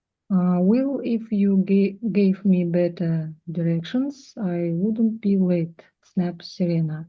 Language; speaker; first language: English; non-native, learner; Russian